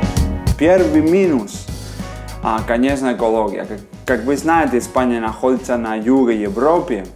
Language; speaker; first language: Russian; non-native, fluent; Spanish